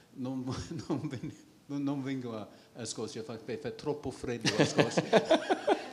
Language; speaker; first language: Italian; non-native, fluent; English